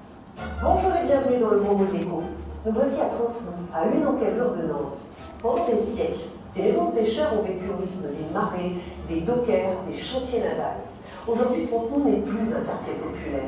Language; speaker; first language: French; native; French